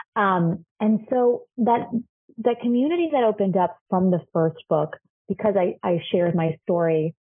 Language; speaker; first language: English; non-native, fluent; Spanish